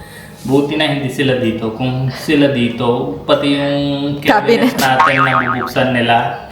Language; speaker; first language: Filipino; non-native, learner; Punjabi